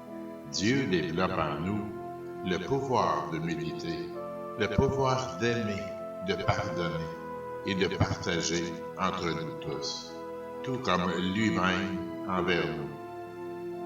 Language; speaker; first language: French; native; French